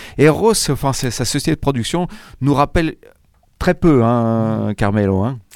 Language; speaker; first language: French; native; French